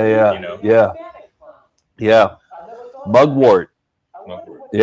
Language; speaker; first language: English; native; English